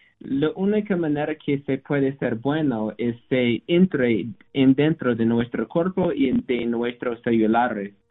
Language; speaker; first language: Spanish; non-native, learner; English